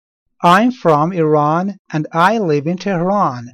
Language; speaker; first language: English; non-native, learner; Persian